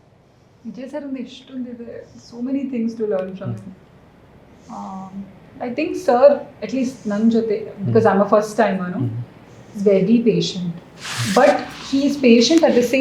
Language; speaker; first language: Kannada; non-native, local second language; Malayalam